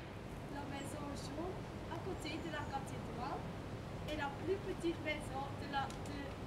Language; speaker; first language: French; non-native, learner; Dutch